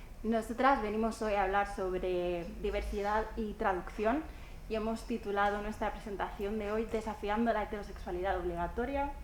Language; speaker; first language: Spanish; native; Spanish